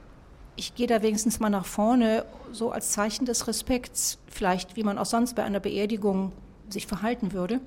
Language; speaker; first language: German; native; German